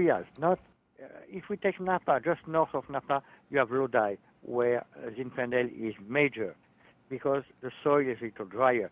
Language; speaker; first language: English; non-native, fluent; French